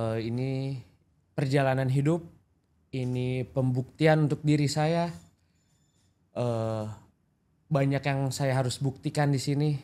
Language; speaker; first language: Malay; non-native, local second language; Indonesian